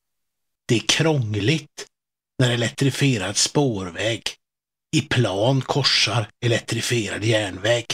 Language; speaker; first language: Swedish; native; Swedish